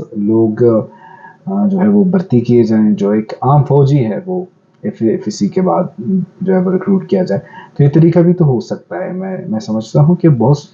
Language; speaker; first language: Urdu; non-native, local second language; Pashto